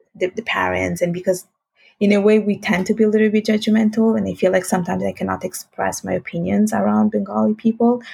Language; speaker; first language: English; non-native, fluent; Italian